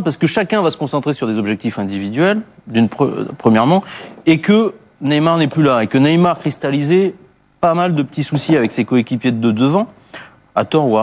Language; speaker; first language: French; native; French